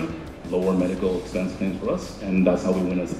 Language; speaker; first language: English; native; English